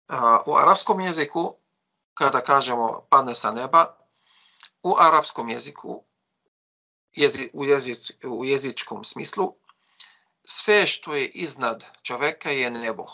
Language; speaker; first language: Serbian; non-native, fluent; Arabic